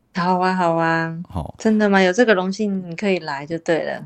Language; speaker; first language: Chinese; native; Chinese